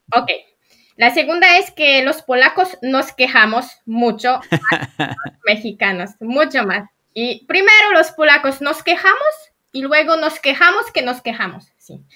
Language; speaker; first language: Spanish; non-native, fluent; Polish